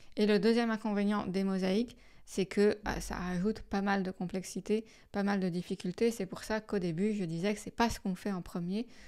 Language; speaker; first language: French; native; French